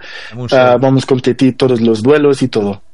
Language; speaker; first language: Spanish; non-native, learner; Portuguese